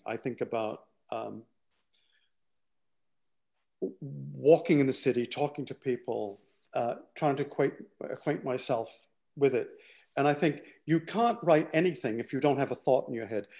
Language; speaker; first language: English; native; English